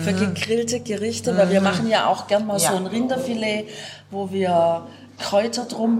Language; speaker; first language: German; native; German